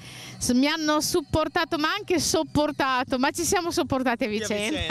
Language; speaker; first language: Italian; native; Italian